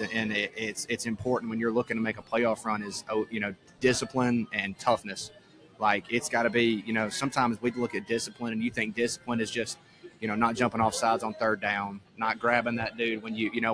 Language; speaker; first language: English; native; English